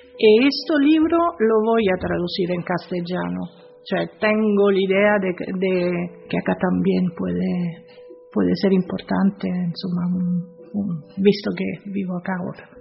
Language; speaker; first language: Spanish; non-native, fluent; Italian